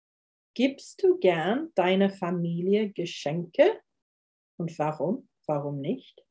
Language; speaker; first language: German; non-native, fluent; English